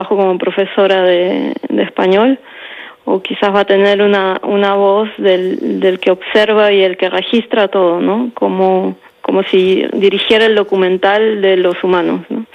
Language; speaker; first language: Spanish; native; Spanish